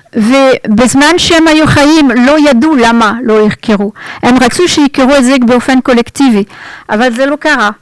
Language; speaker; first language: Hebrew; non-native, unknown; French